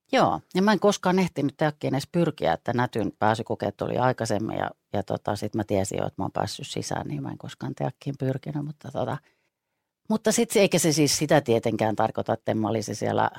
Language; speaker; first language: Finnish; native; Finnish